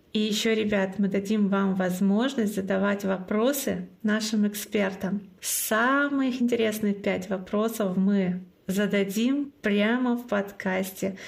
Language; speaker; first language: Russian; non-native, local second language; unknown